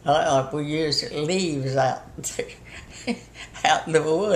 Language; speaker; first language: English; native; English